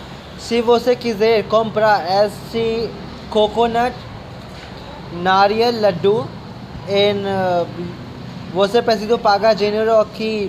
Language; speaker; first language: Portuguese; non-native, learner; Hindi